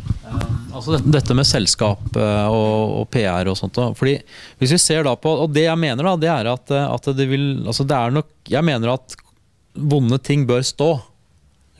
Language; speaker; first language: Norwegian; native; Norwegian